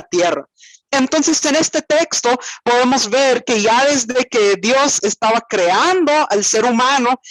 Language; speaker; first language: Spanish; native; Spanish